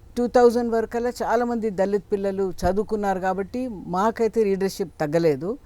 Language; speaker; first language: Telugu; non-native, local second language; Tamil